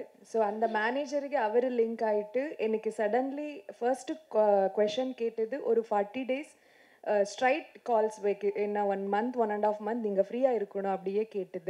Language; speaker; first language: Tamil; non-native, learner; Kannada